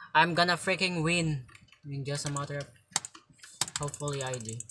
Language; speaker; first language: English; non-native, local second language; Filipino